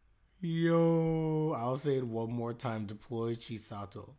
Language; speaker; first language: English; native; English